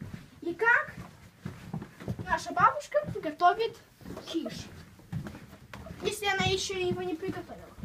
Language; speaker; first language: Russian; early bilingual, heritage; Russian